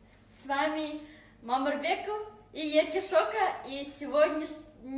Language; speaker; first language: Russian; non-native, local second language; Kazakh